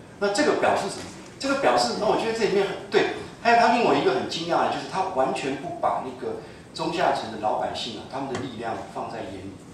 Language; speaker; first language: Chinese; native; Chinese